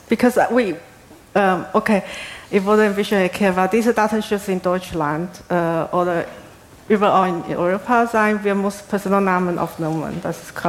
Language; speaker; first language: German; non-native, fluent; Chinese